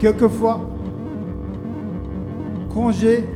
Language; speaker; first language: French; non-native, learner; English